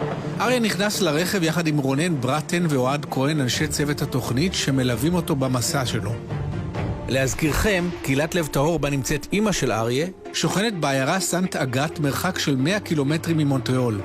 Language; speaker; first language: Hebrew; native; Hebrew